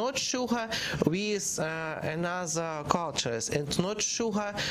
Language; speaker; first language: English; non-native, learner; Ukrainian